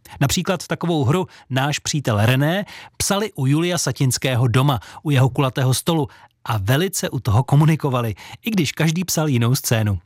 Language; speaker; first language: Czech; native; Czech